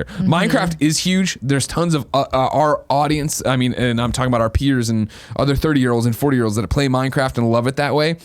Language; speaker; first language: English; native; English